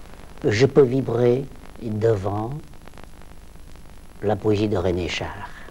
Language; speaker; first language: French; non-native, local second language; Vietnamese